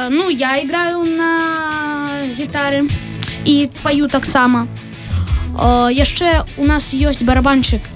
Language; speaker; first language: Belarusian; non-native, local second language; Russian